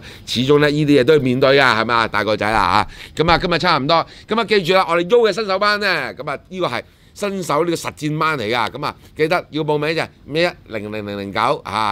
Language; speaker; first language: Cantonese; native; Cantonese